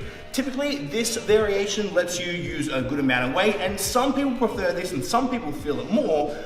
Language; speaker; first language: English; native; English